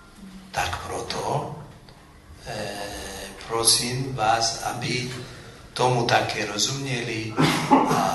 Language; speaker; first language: Czech; non-native, fluent; Amharic